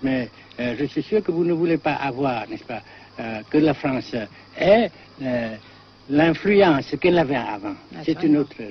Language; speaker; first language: French; non-native, fluent; Vietnamese